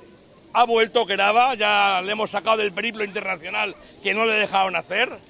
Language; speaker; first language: Spanish; native; Spanish